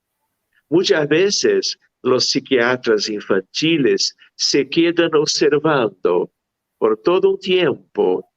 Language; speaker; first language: Spanish; non-native, fluent; Portuguese